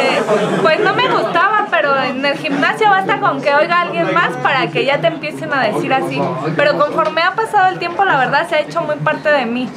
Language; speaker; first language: Spanish; native; Spanish